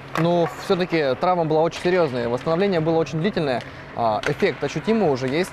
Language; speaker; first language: Russian; native; Russian